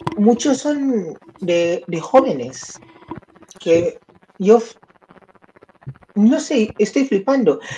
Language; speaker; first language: Spanish; native; Spanish